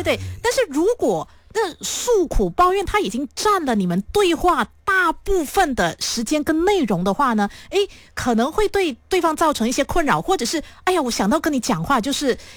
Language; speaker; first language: Chinese; native; Chinese